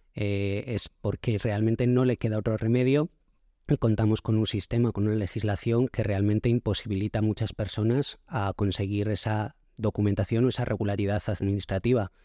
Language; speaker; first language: Spanish; native; Spanish